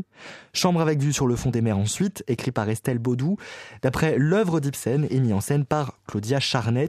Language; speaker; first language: French; native; French